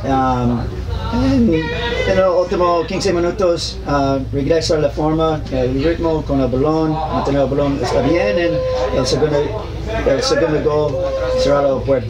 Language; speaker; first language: Spanish; non-native, learner; English